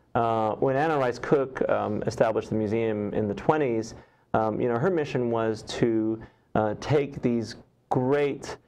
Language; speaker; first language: English; native; English